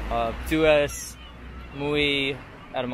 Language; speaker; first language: Spanish; non-native, learner; English